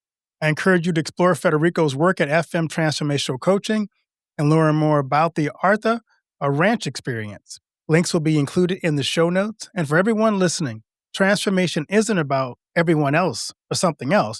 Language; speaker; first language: English; native; English